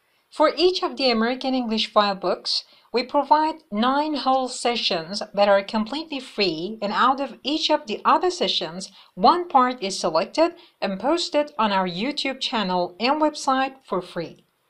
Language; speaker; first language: English; non-native, fluent; Persian